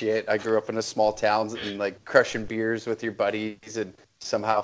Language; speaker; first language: English; native; English